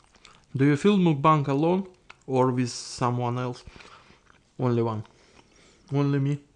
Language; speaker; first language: English; non-native, learner; Russian